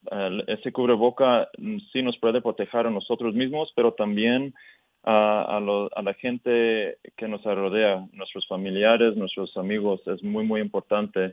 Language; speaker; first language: Spanish; early bilingual, heritage; Spanish